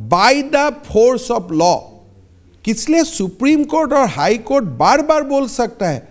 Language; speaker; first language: Hindi; non-native, local second language; Assamese